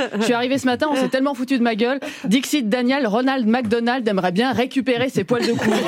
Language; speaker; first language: French; native; French